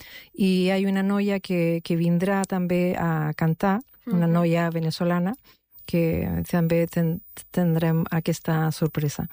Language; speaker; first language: Catalan; non-native, local second language; Spanish